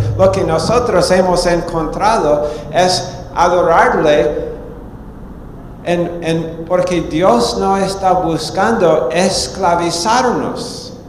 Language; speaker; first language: Spanish; non-native, fluent; English